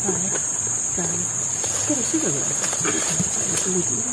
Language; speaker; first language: Indonesian; non-native, local second language; Minangkabau